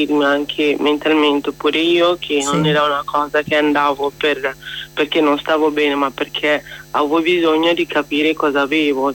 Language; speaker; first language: Italian; non-native, fluent; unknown